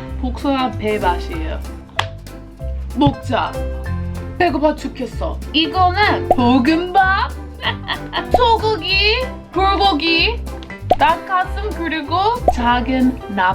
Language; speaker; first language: Korean; non-native, fluent; English